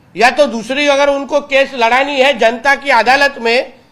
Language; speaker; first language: Hindi; non-native, local second language; Marathi